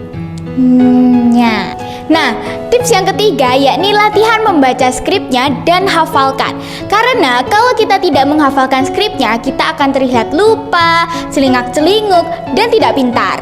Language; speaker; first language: Indonesian; native; Indonesian